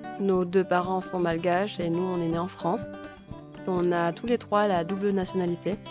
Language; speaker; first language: French; native; French